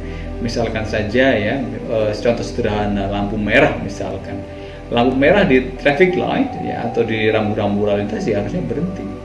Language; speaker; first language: Indonesian; native; Indonesian